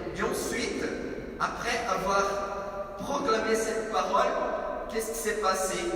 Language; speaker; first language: French; non-native, fluent; Portuguese